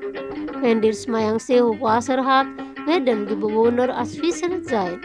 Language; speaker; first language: German; non-native, fluent; Indonesian